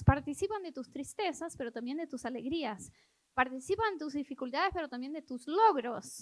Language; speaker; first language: Spanish; native; Spanish